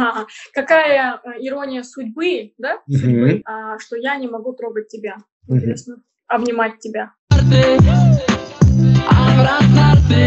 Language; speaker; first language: Russian; native; Russian